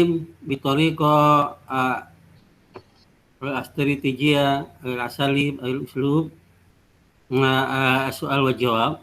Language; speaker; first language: Arabic; non-native, fluent; Indonesian